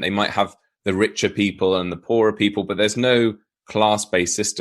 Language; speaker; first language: English; native; English